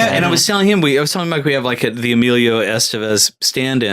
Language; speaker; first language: English; native; English